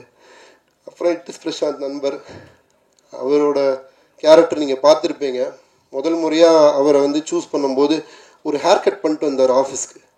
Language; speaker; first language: Tamil; native; Tamil